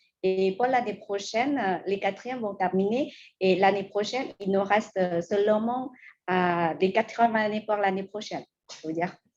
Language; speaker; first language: French; non-native, fluent; Lao